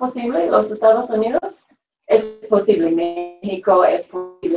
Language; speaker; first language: Spanish; non-native, learner; English